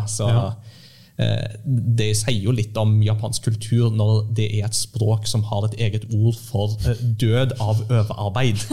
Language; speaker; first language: Norwegian; native; Norwegian